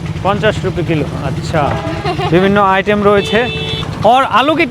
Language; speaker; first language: Hindi; non-native, learner; Bangla